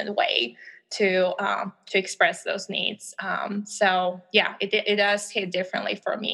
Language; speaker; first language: English; non-native, fluent; Albanian